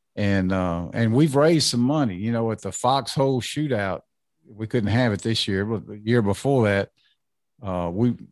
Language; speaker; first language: English; native; English